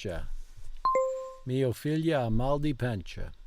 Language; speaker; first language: Italian; non-native, learner; English